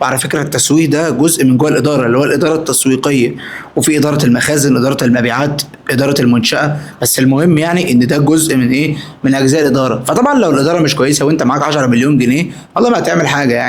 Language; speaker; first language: Arabic; native; Arabic